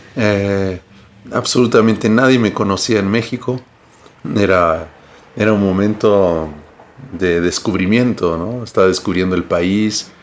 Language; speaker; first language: Spanish; early bilingual, heritage; Spanish